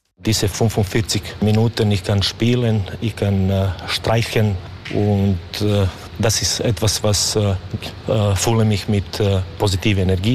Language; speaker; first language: German; non-native, learner; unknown